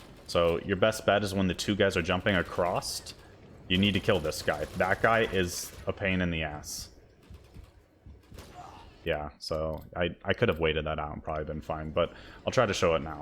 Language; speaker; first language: English; native; English